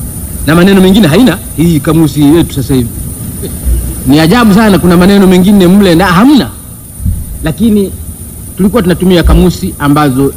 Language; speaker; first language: Swahili; non-native, local second language; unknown